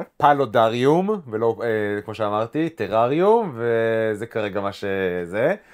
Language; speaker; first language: Hebrew; native; Hebrew